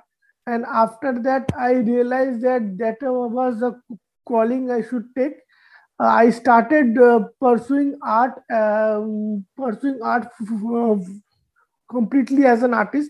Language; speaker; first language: English; non-native, local second language; Bangla